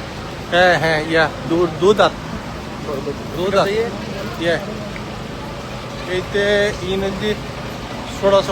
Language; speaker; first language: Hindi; non-native, learner; Bangla